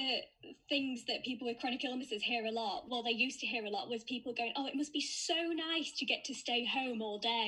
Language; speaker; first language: English; native; English